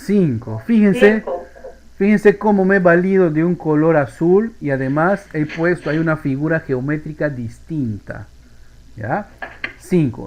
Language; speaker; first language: Spanish; native; Spanish